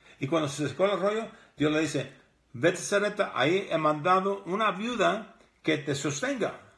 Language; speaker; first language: Spanish; early bilingual, heritage; Spanish